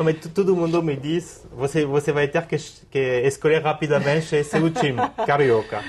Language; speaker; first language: Portuguese; non-native, fluent; French